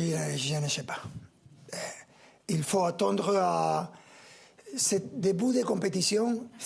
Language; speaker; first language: French; non-native, fluent; Spanish